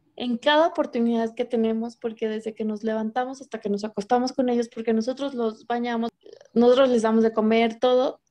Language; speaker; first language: Spanish; native; Spanish